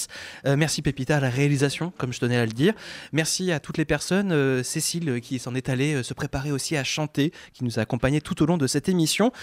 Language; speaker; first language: French; native; French